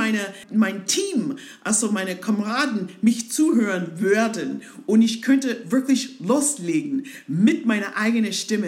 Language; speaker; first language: German; non-native, fluent; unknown